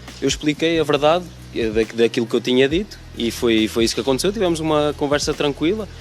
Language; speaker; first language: Portuguese; native; Portuguese